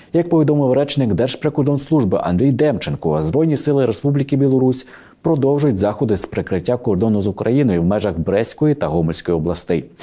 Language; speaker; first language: Ukrainian; native; Ukrainian